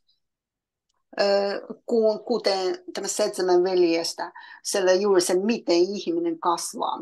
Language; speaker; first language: Finnish; non-native, learner; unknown